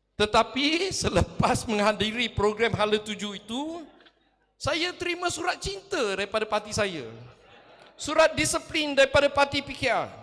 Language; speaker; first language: Malay; non-native, local second language; Chinese